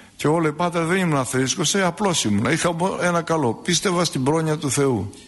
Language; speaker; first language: Greek; native; Greek